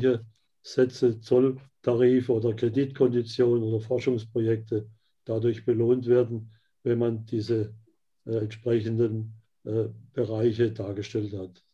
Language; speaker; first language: German; native; German